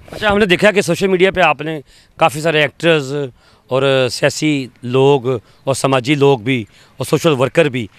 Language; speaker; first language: Urdu; non-native, local second language; Punjabi